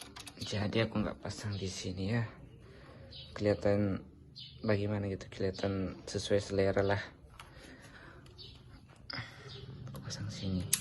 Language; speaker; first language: Indonesian; native; Indonesian